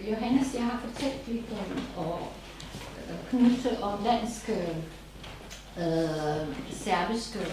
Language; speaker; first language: Danish; non-native, fluent; Serbian